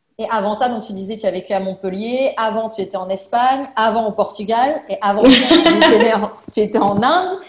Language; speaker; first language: French; native; French